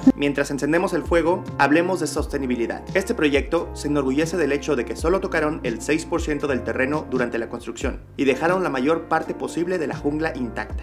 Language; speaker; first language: Spanish; native; Spanish